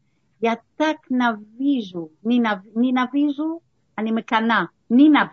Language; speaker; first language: Russian; early bilingual, heritage; Russian